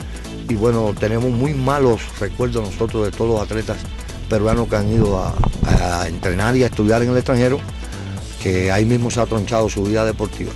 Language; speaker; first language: Spanish; native; Spanish